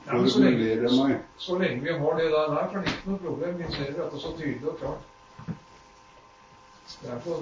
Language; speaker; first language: Norwegian; native; Norwegian